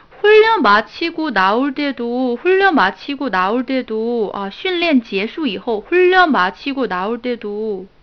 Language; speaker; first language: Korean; non-native, fluent; Chinese